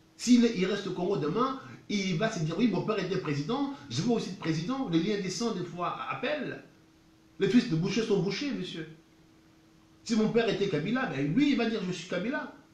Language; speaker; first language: French; non-native, local second language; Lingala